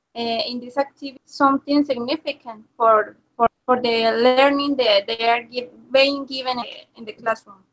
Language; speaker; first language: English; non-native, learner; Spanish